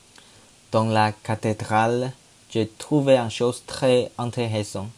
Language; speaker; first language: French; non-native, learner; Chinese